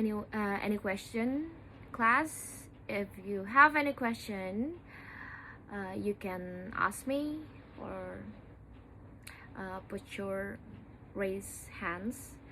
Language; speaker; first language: English; non-native, learner; Indonesian